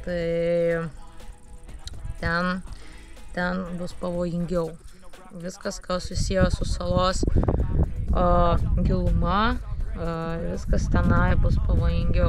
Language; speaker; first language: Lithuanian; native; Lithuanian